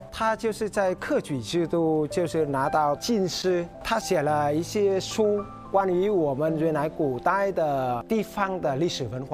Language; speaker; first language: Chinese; non-native, fluent; Vietnamese